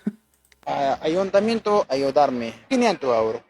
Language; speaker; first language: Spanish; non-native, learner; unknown